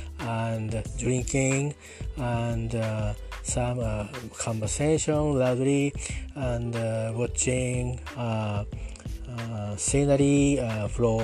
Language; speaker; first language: English; non-native, learner; Japanese